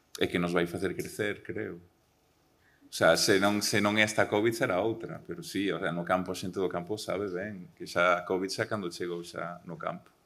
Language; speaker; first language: Galician; early bilingual, heritage; Galician